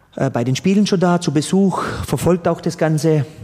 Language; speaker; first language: German; early bilingual, other home language; Croatian